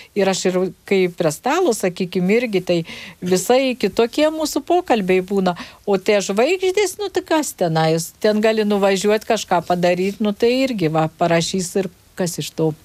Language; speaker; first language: Lithuanian; native; Lithuanian